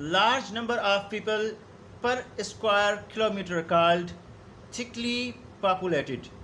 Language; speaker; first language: English; non-native, local second language; Urdu